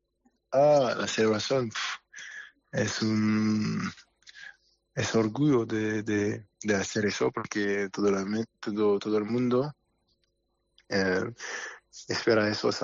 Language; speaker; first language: Spanish; non-native, learner; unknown